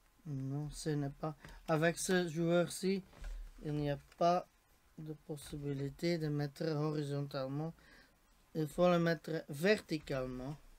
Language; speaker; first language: French; non-native, local second language; Dutch